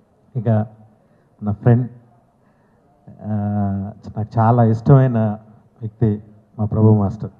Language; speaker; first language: Telugu; native; Telugu